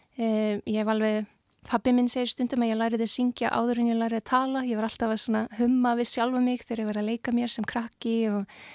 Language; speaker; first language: Icelandic; non-native, fluent; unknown